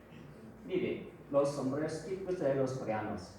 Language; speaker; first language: Spanish; non-native, fluent; Korean